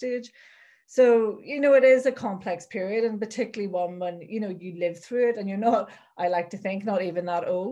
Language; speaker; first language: English; native; English